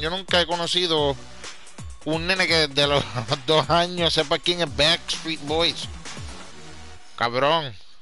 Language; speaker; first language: Spanish; early bilingual, heritage; Spanish